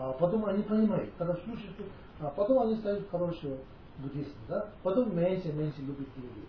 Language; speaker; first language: Russian; non-native, learner; Tibetan